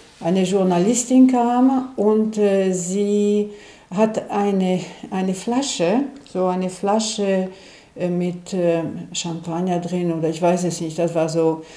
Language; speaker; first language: German; non-native, fluent; Italian